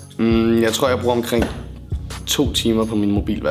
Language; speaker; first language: Danish; native; Danish